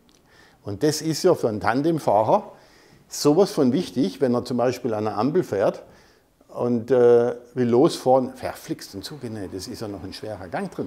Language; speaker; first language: German; native; German